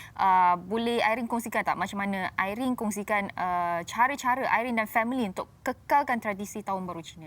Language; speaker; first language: Malay; non-native, local second language; Chinese